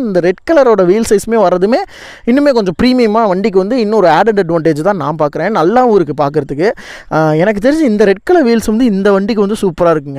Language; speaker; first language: Tamil; native; Tamil